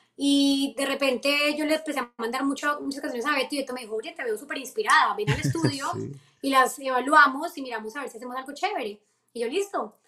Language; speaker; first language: Spanish; native; Spanish